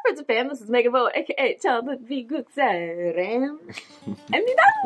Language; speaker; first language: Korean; non-native, learner; English